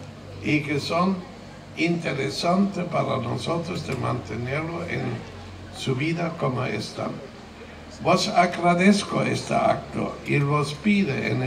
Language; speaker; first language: Spanish; non-native, fluent; German